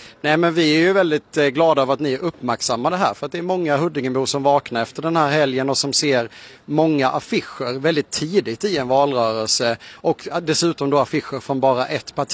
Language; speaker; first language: Swedish; native; Swedish